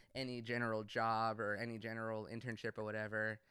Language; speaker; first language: English; native; English